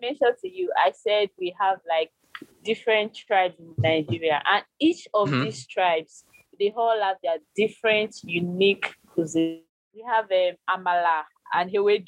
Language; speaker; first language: English; non-native, local second language; Yoruba